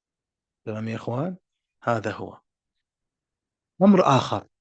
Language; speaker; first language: Arabic; non-native, fluent; French